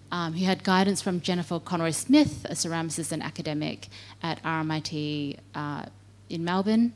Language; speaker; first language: English; native; English